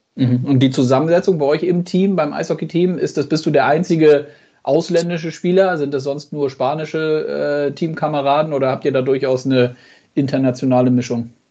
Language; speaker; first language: German; native; German